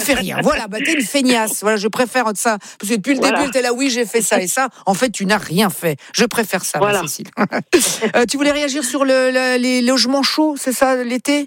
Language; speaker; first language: French; native; French